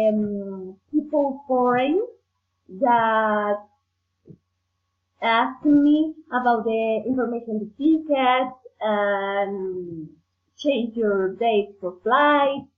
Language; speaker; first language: English; non-native, learner; Spanish